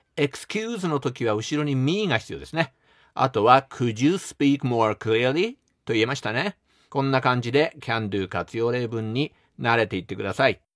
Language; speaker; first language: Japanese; native; Japanese